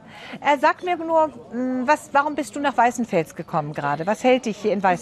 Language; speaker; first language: German; native; German